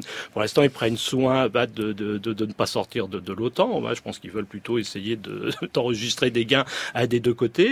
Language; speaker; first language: French; native; French